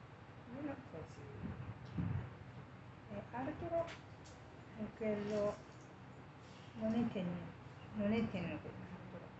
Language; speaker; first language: Italian; non-native, learner; Japanese